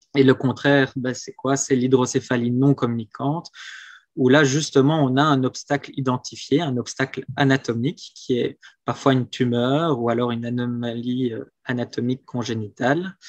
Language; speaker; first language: French; native; French